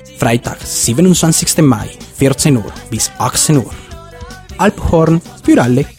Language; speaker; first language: German; non-native, fluent; Spanish